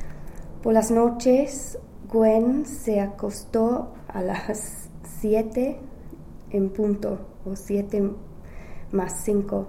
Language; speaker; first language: Spanish; non-native, learner; English